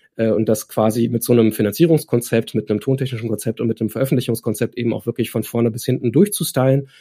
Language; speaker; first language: German; native; German